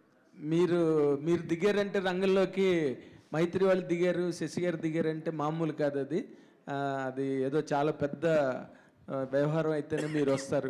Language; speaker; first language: Telugu; native; Telugu